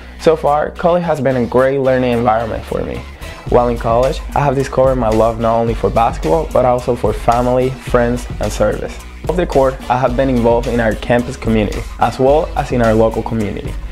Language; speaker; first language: English; non-native, fluent; Spanish